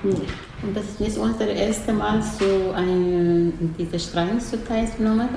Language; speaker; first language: German; non-native, learner; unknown